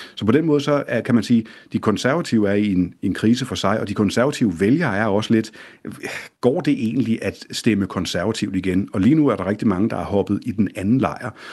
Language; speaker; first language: Danish; native; Danish